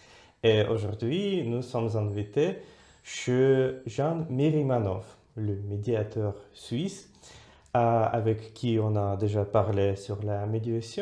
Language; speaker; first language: French; non-native, fluent; Russian